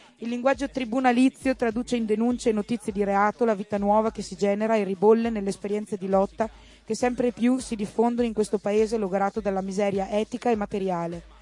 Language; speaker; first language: Italian; native; Italian